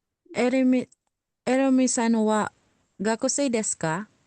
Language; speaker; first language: Japanese; non-native, learner; Filipino